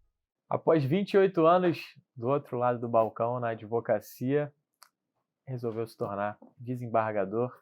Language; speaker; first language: Portuguese; native; Portuguese